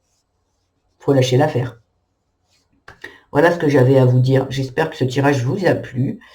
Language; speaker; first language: French; native; French